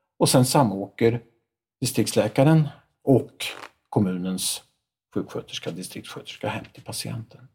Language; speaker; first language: Swedish; native; Swedish